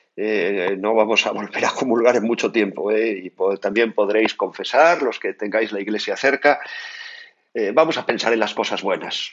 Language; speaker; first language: Spanish; native; Spanish